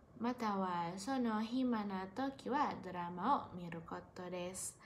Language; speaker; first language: Japanese; non-native, learner; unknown